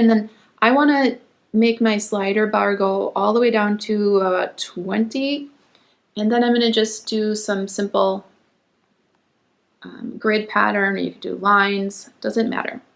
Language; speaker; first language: English; native; English